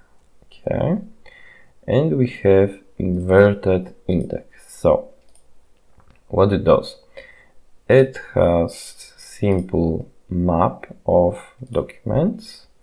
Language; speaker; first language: English; non-native, fluent; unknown